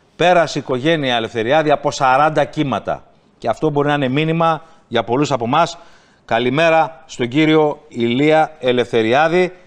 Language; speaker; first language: Greek; native; Greek